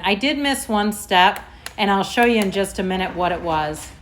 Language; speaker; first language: English; native; English